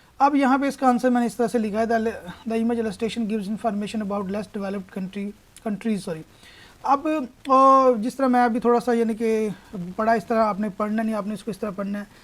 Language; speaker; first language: Urdu; non-native, local second language; Punjabi